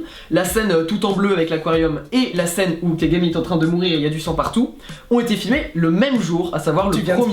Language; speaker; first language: French; native; French